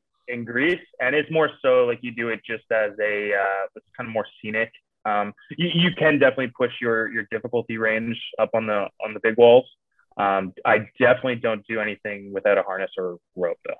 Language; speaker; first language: English; native; English